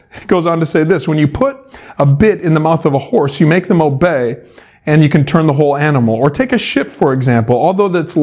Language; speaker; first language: English; native; English